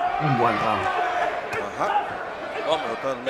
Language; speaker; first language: Spanish; native; Spanish